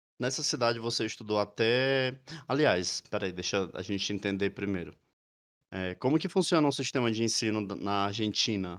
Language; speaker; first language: Portuguese; native; Portuguese